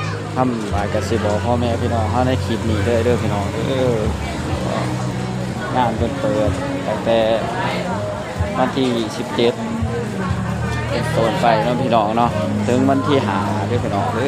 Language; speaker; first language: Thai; non-native, local second language; Northeastern Thai